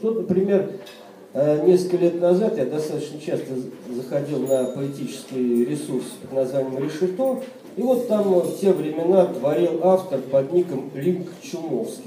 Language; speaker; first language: Russian; native; Russian